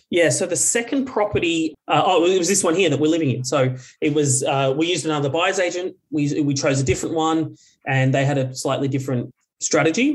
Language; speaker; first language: English; native; English